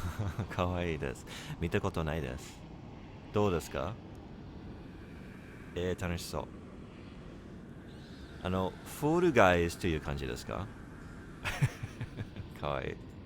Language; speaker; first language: Japanese; non-native, learner; English